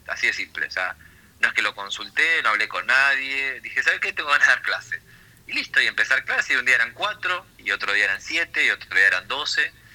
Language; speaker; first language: Spanish; native; Spanish